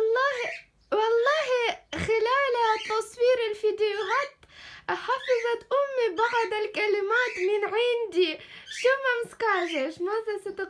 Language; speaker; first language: Arabic; non-native, fluent; Ukrainian